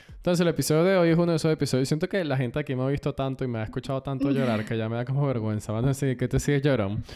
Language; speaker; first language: Spanish; native; Spanish